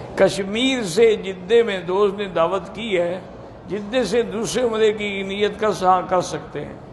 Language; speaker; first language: Urdu; early bilingual, heritage; Urdu